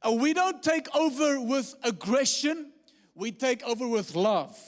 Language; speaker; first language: English; non-native, local second language; Afrikaans